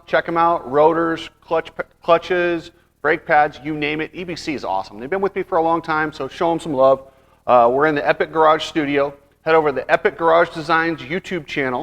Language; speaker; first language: English; native; English